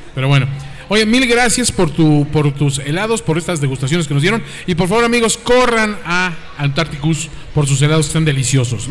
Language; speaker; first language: Spanish; native; Spanish